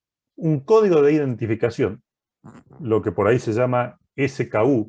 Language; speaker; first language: Spanish; native; Spanish